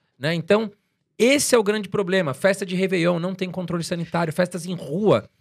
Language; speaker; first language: Portuguese; native; Portuguese